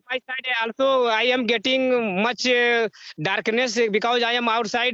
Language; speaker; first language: English; non-native, learner; Hindi